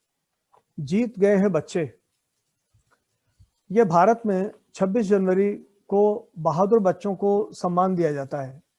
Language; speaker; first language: Hindi; native; Hindi